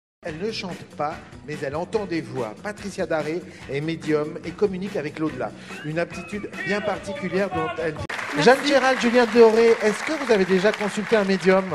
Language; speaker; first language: French; native; French